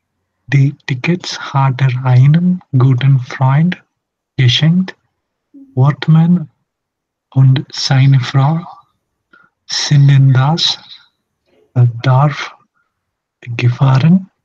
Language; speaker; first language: German; non-native, learner; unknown